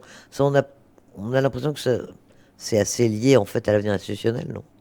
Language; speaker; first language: French; native; French